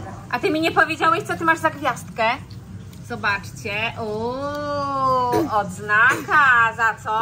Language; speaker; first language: Polish; native; Polish